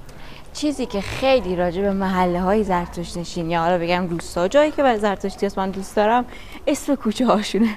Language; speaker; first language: Persian; native; Persian